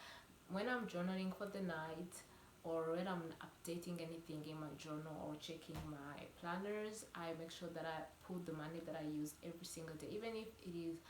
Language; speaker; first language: English; non-native, local second language; Kinyarwanda